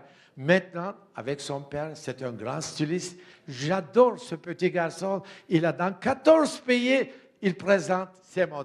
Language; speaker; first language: French; non-native, fluent; Turkish